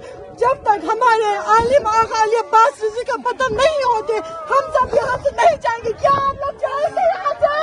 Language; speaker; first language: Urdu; non-native, local second language; Balti